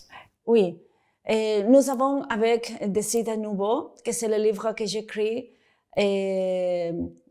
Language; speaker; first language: French; non-native, fluent; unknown